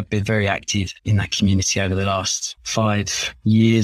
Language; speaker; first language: English; native; English